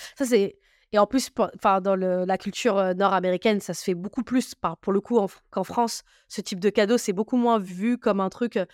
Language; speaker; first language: French; native; French